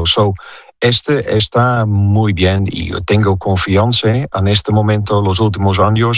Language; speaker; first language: Spanish; non-native, fluent; Dutch